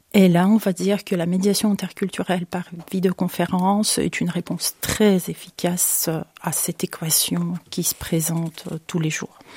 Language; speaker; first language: French; non-native, fluent; Ukrainian